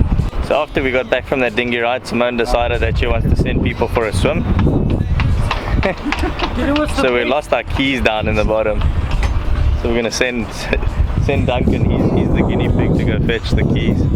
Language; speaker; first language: English; native; English